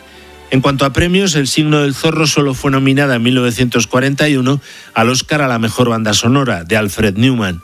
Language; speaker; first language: Spanish; native; Spanish